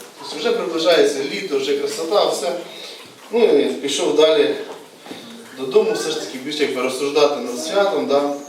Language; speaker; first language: Ukrainian; native; Ukrainian